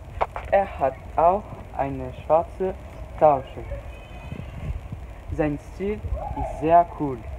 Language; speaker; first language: German; non-native, learner; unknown